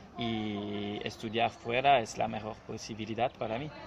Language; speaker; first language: Spanish; non-native, learner; French